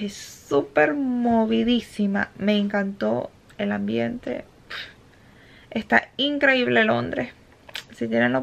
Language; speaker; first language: Spanish; native; Spanish